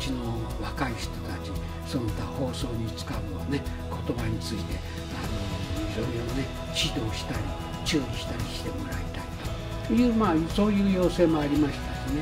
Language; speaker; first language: Japanese; native; Japanese